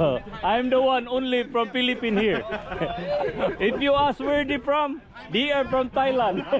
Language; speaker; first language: English; non-native, learner; Filipino